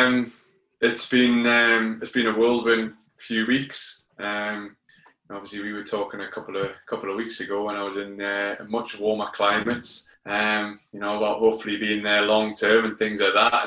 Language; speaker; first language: English; native; English